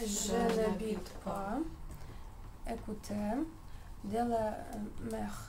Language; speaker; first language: French; non-native, learner; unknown